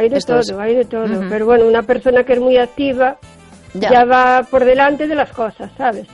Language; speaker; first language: Spanish; native; Spanish